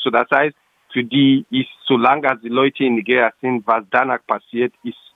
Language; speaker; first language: German; non-native, local second language; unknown